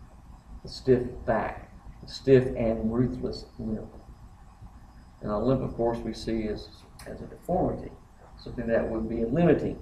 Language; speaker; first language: English; native; English